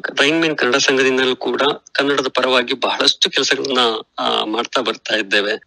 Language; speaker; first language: Kannada; native; Kannada